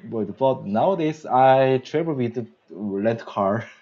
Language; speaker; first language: English; non-native, learner; Korean